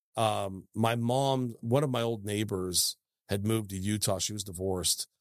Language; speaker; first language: English; native; English